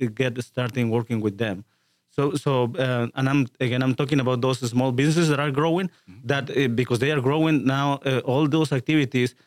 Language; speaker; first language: English; non-native, fluent; Spanish